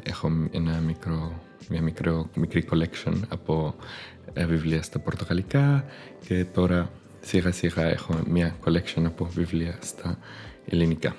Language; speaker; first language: Greek; non-native, fluent; Spanish